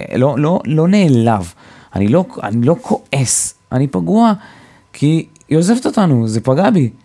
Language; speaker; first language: Hebrew; native; Hebrew